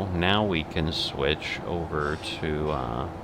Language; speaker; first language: English; native; English